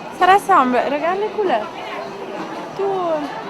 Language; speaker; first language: French; non-native, local second language; Italian